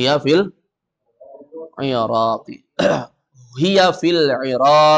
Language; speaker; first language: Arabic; non-native, fluent; Indonesian